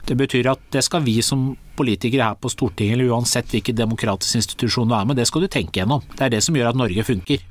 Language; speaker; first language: Norwegian; early bilingual, other home language; Persian